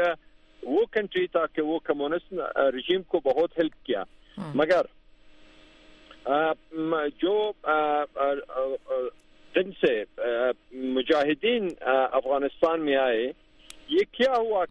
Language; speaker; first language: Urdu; non-native, fluent; Pashto